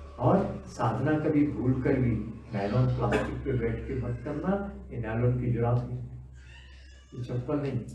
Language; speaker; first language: Hindi; native; Hindi